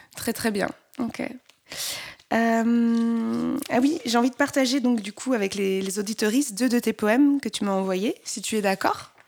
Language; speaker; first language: French; native; French